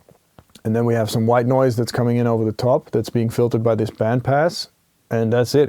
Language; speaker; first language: English; non-native, fluent; Dutch